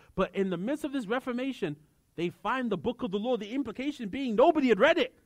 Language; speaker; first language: English; native; English